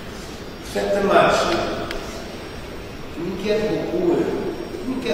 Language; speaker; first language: French; non-native, learner; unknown